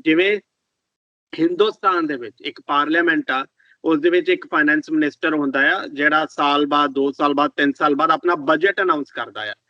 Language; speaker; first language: Punjabi; early bilingual, heritage; Punjabi